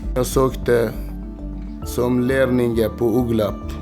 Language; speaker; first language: Swedish; non-native, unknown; Arabic